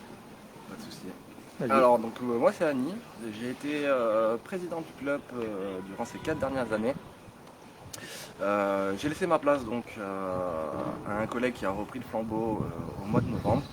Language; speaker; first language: French; native; French